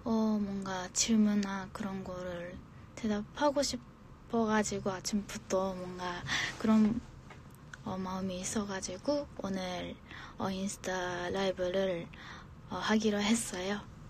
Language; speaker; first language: Korean; non-native, fluent; Japanese